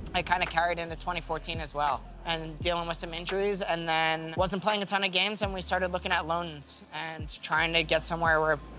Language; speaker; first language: English; native; English